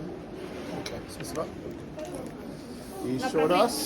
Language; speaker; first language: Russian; non-native, learner; English